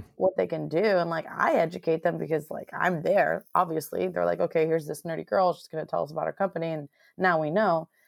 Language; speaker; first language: English; native; English